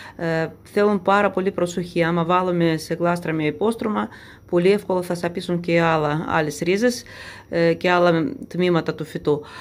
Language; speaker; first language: Greek; non-native, fluent; Russian